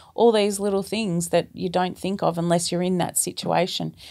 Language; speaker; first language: English; native; English